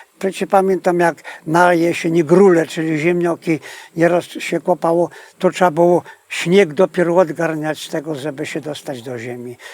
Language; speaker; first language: Polish; native; Polish